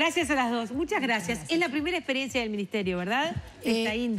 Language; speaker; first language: Spanish; native; Spanish